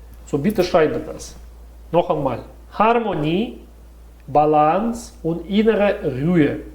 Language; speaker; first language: German; non-native, learner; Russian